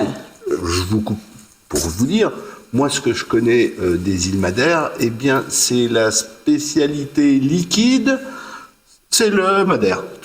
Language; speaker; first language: French; native; French